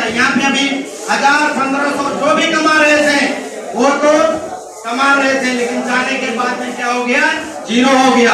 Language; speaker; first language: Hindi; non-native, fluent; Bangla